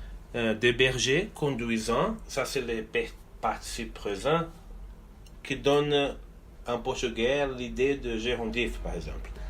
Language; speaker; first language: French; non-native, fluent; Portuguese